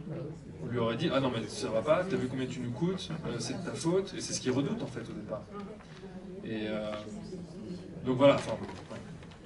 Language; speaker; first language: French; native; French